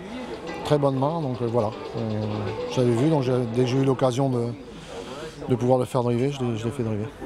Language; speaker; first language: French; native; French